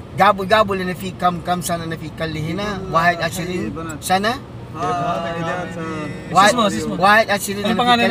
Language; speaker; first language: Arabic; non-native, learner; Filipino